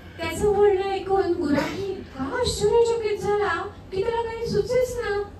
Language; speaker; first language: Marathi; native; Marathi